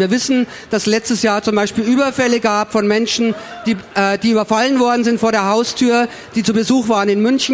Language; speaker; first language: German; native; German